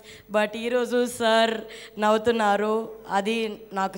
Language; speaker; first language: Telugu; non-native, fluent; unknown